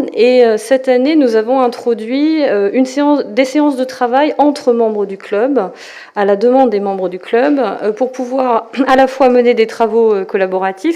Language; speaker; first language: French; native; French